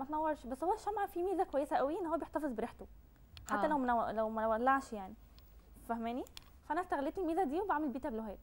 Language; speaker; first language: Arabic; native; Arabic